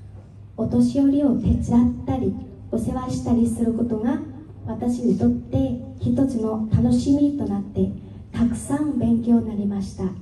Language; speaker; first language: Japanese; non-native, fluent; Vietnamese